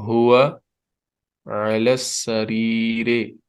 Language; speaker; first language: Arabic; non-native, fluent; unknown